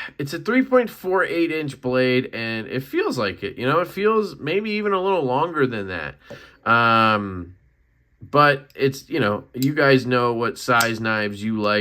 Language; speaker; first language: English; native; English